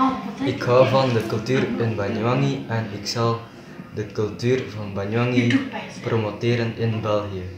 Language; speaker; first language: Dutch; non-native, learner; Indonesian